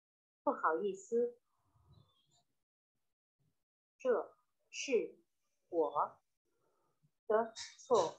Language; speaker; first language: Chinese; non-native, learner; Vietnamese